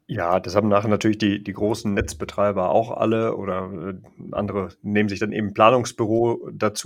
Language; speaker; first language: German; native; German